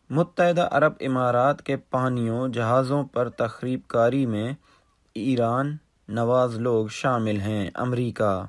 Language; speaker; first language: Urdu; non-native, local second language; Baluchi